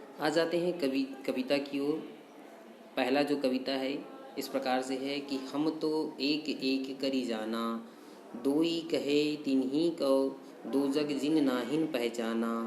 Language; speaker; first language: Hindi; native; Hindi